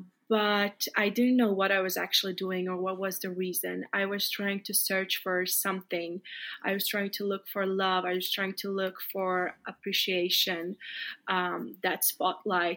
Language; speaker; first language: English; non-native, fluent; Latvian